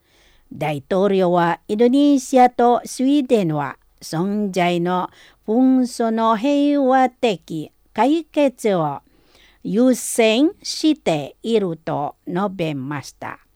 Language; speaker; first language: Japanese; non-native, fluent; Indonesian